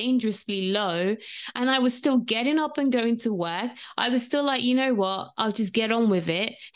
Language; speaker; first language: English; non-native, local second language; Yoruba